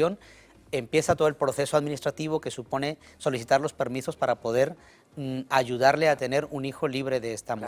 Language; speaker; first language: Spanish; native; Spanish